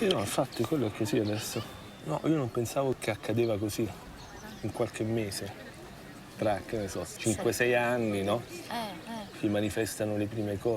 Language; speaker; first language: Italian; early bilingual, other home language; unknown